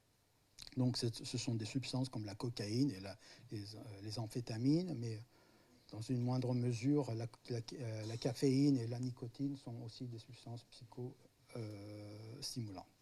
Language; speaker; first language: French; native; French